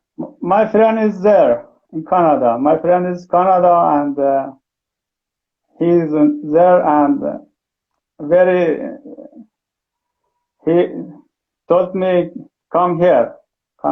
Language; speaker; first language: English; non-native, learner; Persian